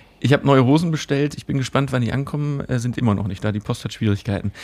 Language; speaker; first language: German; native; German